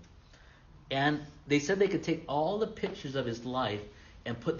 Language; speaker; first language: English; native; English